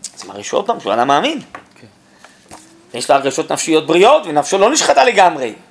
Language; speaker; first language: Hebrew; native; Hebrew